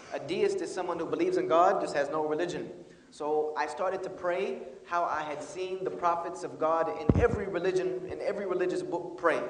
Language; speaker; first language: English; native; English